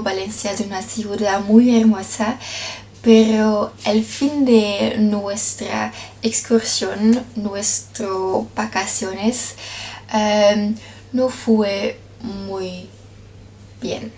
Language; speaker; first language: Spanish; non-native, learner; Dutch